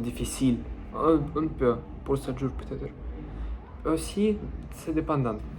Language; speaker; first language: French; non-native, learner; Russian